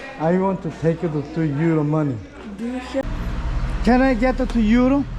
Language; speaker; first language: English; non-native, learner; Korean